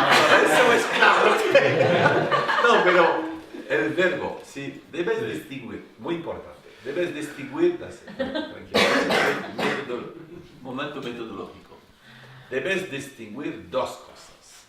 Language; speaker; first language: Spanish; non-native, fluent; French